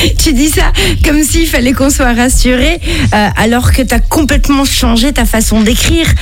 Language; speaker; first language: French; native; French